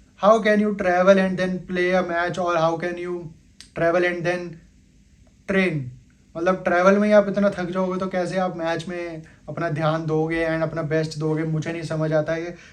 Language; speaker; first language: Hindi; native; Hindi